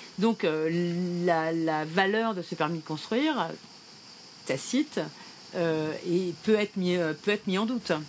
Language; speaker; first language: French; native; French